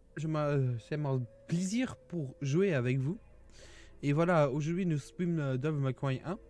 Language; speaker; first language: French; non-native, learner; German